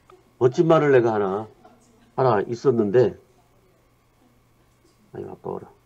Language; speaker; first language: Korean; native; Korean